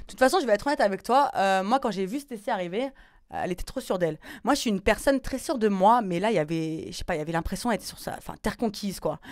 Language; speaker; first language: French; native; French